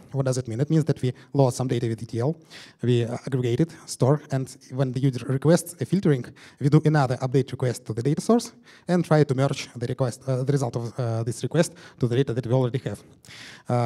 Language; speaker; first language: English; non-native, fluent; Russian